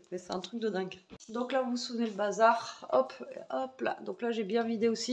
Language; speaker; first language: French; native; French